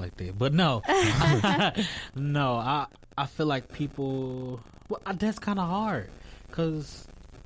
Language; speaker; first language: English; native; English